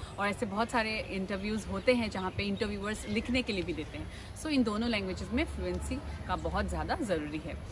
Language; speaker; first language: Hindi; non-native, local second language; Assamese